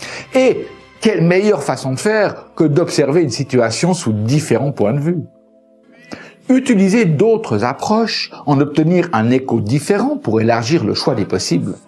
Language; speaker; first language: French; native; French